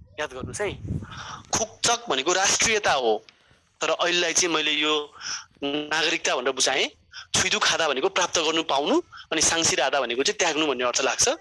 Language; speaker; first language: Nepali; native; Nepali